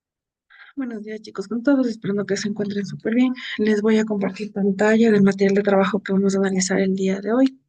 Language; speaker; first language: Spanish; native; Spanish